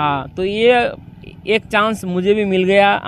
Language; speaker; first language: Hindi; non-native, learner; Bangla